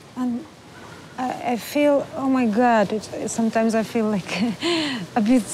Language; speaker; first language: English; non-native, learner; Russian